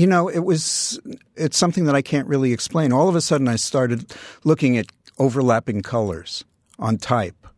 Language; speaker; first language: English; native; English